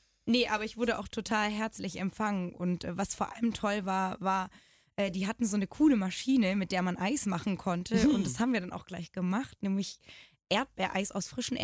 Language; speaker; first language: German; native; German